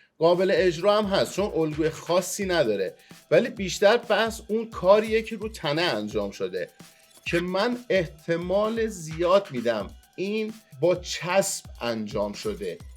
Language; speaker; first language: Persian; non-native, local second language; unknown